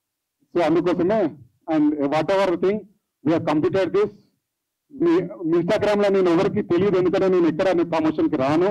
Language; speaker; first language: Telugu; native; Telugu